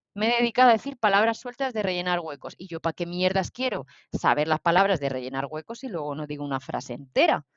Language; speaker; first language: Spanish; native; Spanish